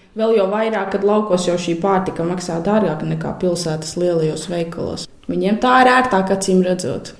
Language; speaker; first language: Latvian; native; Latvian